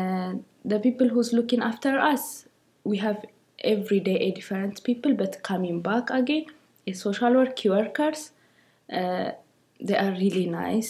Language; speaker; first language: English; non-native, learner; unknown